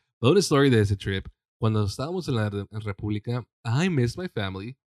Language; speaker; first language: Spanish; early bilingual, heritage; Spanish